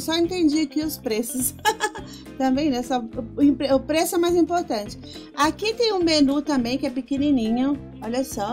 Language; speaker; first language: Portuguese; non-native, fluent; Spanish